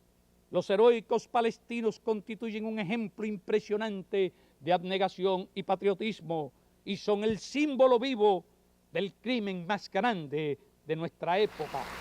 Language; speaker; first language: Spanish; native; Spanish